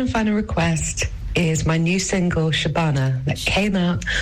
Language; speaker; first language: English; native; English